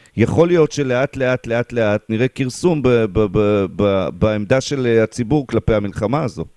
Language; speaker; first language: Hebrew; native; Hebrew